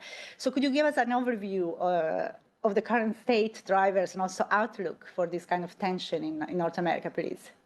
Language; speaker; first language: English; non-native, fluent; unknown